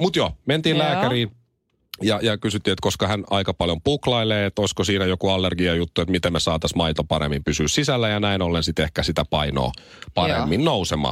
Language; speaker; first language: Finnish; native; Finnish